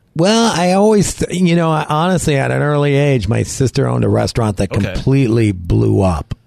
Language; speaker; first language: English; native; English